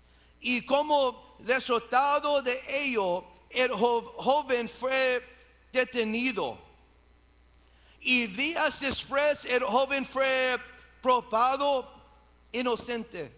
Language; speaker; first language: Spanish; early bilingual, heritage; English